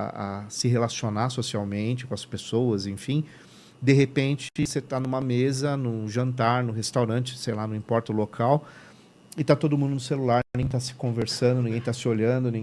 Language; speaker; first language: Portuguese; native; Portuguese